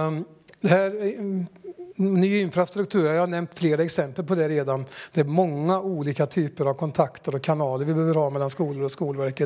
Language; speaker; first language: Swedish; native; Swedish